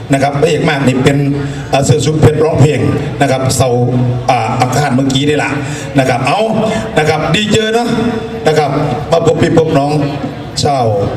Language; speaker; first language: Thai; non-native, local second language; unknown